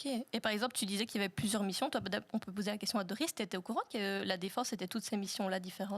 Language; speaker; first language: French; native; French